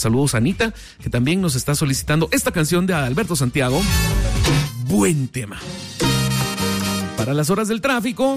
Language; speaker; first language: Spanish; native; Spanish